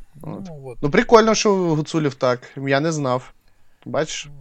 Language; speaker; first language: Ukrainian; non-native, local second language; Russian